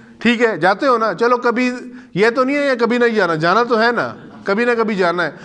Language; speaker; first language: Urdu; non-native, local second language; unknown